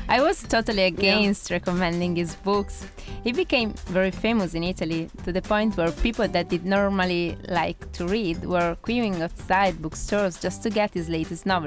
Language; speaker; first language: English; non-native, fluent; Italian